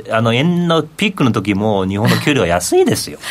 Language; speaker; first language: Japanese; non-native, fluent; Chinese